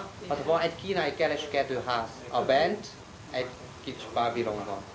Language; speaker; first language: Hungarian; non-native, learner; Chinese